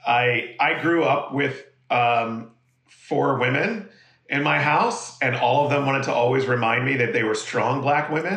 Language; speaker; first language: English; native; English